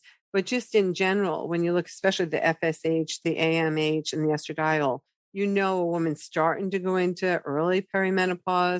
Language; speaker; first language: English; native; English